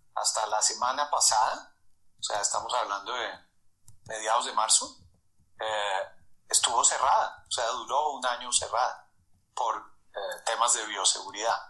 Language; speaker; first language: Spanish; native; Spanish